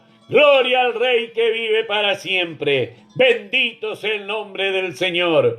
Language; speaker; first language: Spanish; native; Spanish